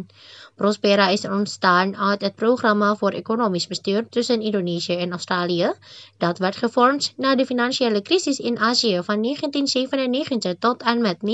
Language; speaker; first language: Dutch; non-native, fluent; Indonesian